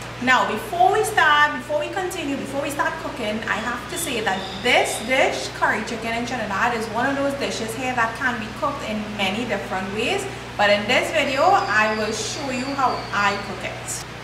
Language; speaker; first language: English; native; English